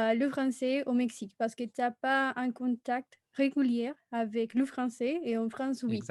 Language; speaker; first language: French; non-native, fluent; Spanish